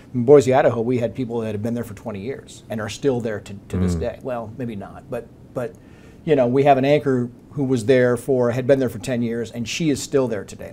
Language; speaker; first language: English; native; English